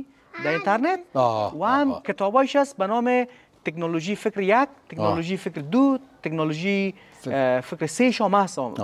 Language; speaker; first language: Persian; native; Persian